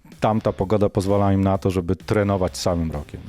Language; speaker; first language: Polish; native; Polish